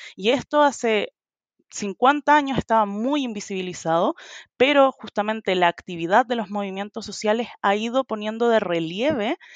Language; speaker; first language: Spanish; native; Spanish